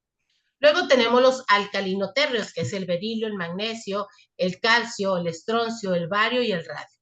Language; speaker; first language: Spanish; native; Spanish